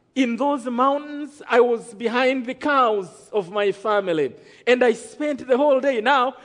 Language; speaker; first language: English; non-native, local second language; Kinyarwanda